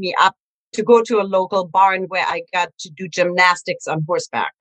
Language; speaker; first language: English; non-native, fluent; German